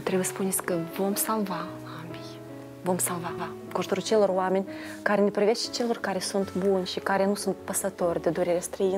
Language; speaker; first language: Romanian; native; Romanian